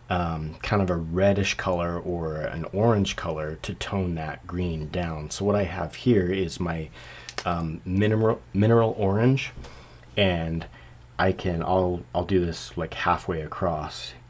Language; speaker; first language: English; native; English